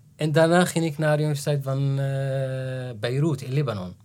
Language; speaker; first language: Dutch; non-native, learner; Arabic